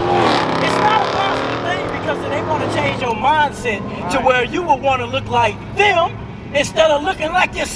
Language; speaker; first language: English; native; English